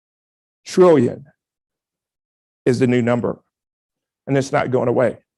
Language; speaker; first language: English; native; English